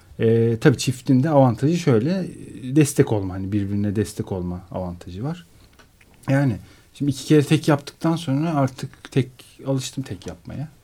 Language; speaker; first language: Turkish; native; Turkish